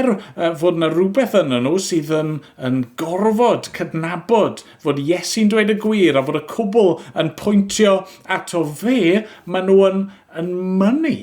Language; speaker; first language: Welsh; native; Welsh